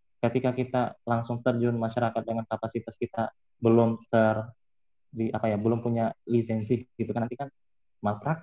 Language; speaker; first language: Indonesian; native; Indonesian